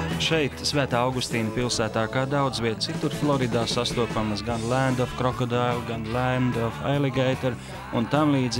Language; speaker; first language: Latvian; native; Latvian